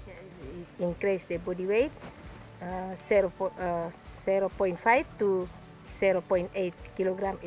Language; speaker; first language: English; non-native, learner; Indonesian